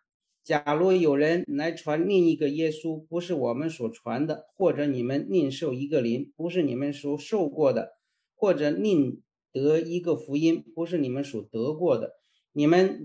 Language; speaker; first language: Chinese; native; Chinese